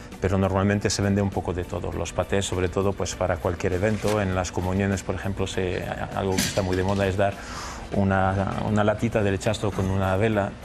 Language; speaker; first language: Spanish; early bilingual, heritage; Spanish